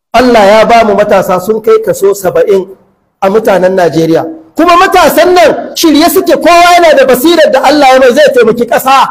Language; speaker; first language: Hausa; native; Hausa